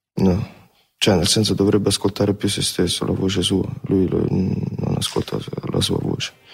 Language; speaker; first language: Italian; early bilingual, other home language; Ukrainian